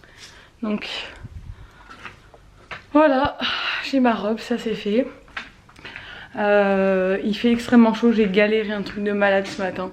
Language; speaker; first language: French; native; French